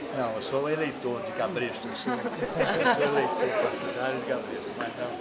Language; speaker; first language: Portuguese; native; Portuguese